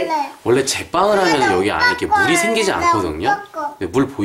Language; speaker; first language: Korean; native; Korean